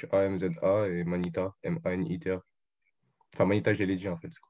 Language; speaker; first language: French; native; French